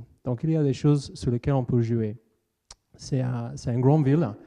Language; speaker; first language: French; non-native, fluent; English